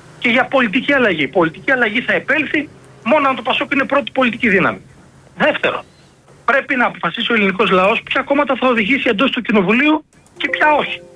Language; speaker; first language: Greek; native; Greek